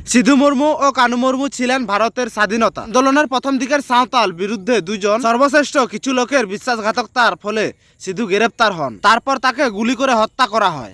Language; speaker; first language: Bangla; non-native, local second language; Santali